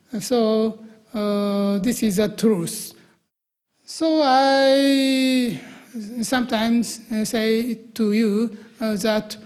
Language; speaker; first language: English; non-native, learner; Japanese